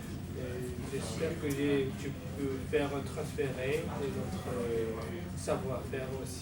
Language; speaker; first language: French; non-native, learner; Japanese